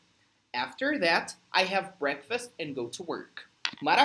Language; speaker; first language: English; non-native, fluent; Portuguese